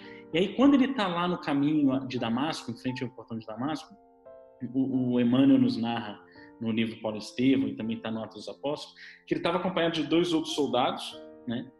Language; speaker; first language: Portuguese; native; Portuguese